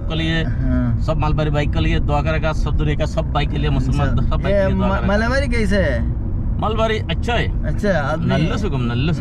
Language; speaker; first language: Hindi; non-native, learner; Bangla